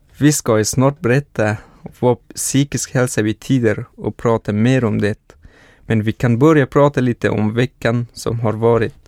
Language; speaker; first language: Swedish; non-native, fluent; Persian